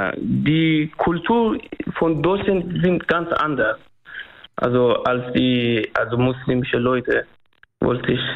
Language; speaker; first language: German; non-native, fluent; Persian